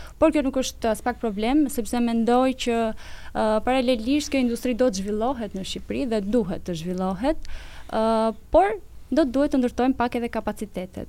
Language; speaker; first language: Albanian; native; Albanian